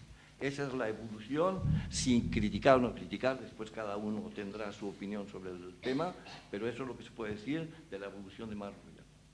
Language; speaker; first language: Spanish; native; Spanish